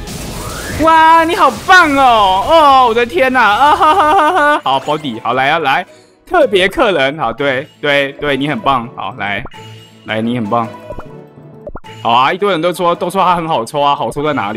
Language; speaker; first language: Chinese; native; Chinese